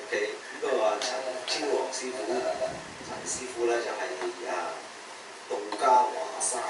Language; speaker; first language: Cantonese; early bilingual, heritage; Cantonese